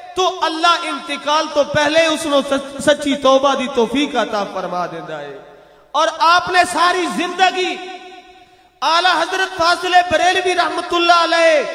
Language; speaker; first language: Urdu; non-native, local second language; Punjabi